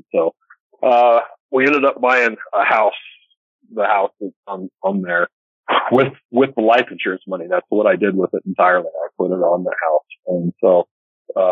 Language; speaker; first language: English; native; English